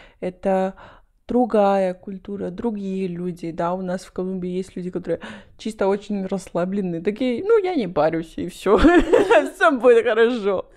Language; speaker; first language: Russian; non-native, fluent; Spanish